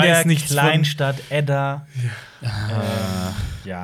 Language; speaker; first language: German; native; German